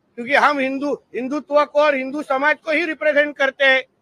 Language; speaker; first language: Hindi; non-native, local second language; Marathi